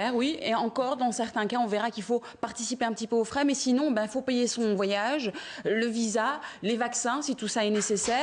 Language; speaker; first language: French; native; French